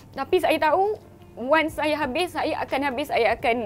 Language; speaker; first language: Malay; non-native, local second language; Tamil